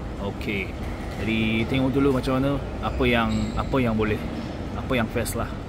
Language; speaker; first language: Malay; non-native, fluent; Korean